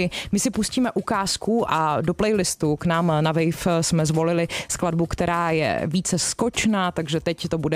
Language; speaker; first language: Czech; native; Czech